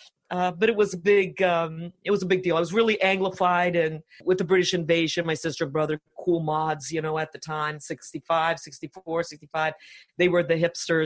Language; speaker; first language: English; early bilingual, other home language; Finnish